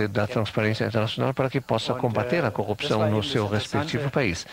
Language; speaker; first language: Portuguese; non-native, fluent; German